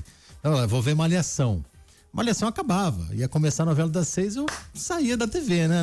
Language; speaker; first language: Portuguese; native; Portuguese